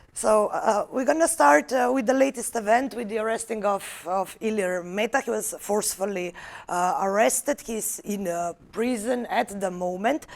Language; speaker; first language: English; non-native, fluent; Macedonian